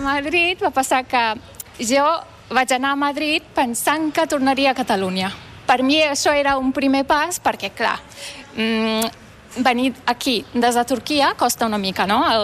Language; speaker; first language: Catalan; non-native, fluent; Turkish